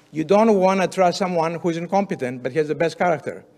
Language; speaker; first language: English; non-native, fluent; Greek